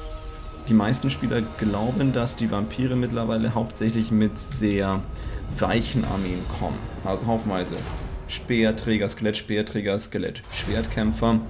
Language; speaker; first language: German; native; German